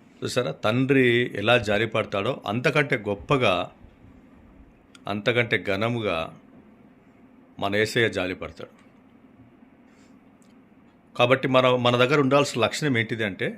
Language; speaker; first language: Telugu; native; Telugu